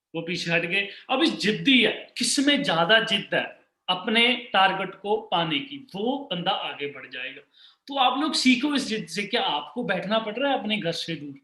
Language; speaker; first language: Hindi; non-native, local second language; Punjabi